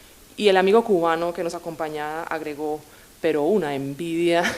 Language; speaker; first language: Spanish; native; Spanish